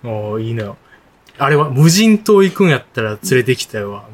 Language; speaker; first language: Japanese; native; Japanese